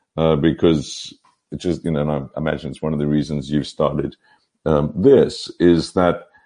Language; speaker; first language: English; native; English